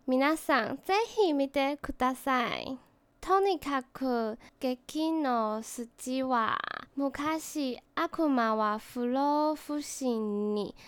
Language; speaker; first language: Japanese; non-native, learner; Chinese